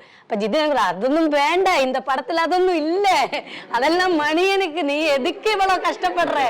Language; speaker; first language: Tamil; non-native, learner; Malayalam